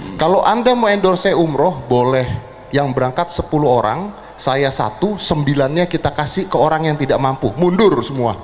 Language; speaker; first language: Indonesian; native; Indonesian